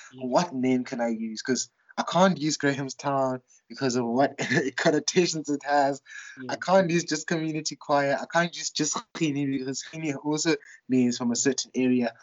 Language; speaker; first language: English; non-native, local second language; Tswana